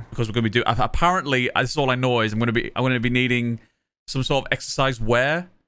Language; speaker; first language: English; native; English